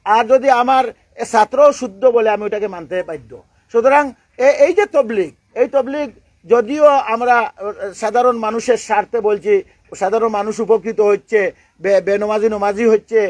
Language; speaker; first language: Bangla; non-native, local second language; Sylheti